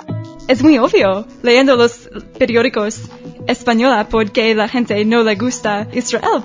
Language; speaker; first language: Spanish; non-native, learner; English